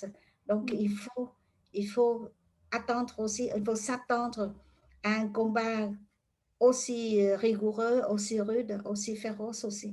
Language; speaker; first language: French; non-native, fluent; Vietnamese